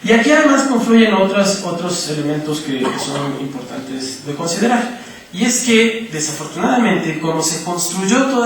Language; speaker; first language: Spanish; native; Spanish